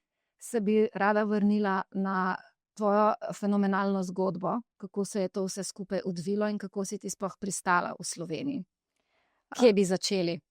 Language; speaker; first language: Slovenian; native; Slovenian